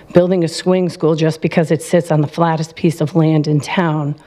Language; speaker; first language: English; native; English